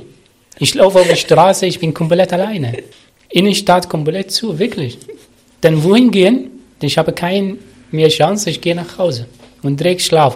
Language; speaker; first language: German; non-native, learner; Arabic